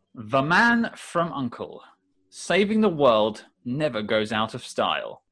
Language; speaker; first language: English; native; English